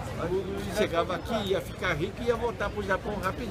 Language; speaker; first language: Portuguese; early bilingual, other home language; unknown